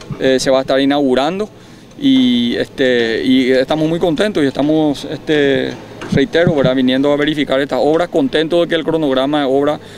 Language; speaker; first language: Spanish; native; Spanish